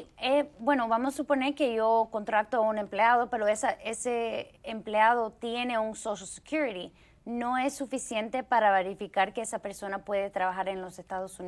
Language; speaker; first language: Spanish; early bilingual, heritage; Spanish